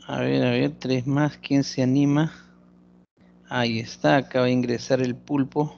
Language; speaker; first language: Spanish; native; Spanish